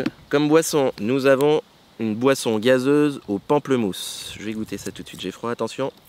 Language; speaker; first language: French; native; French